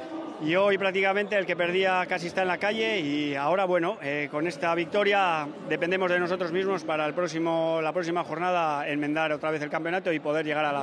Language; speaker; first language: Spanish; native; Spanish